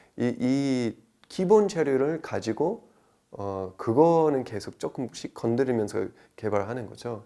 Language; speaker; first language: Korean; non-native, fluent; English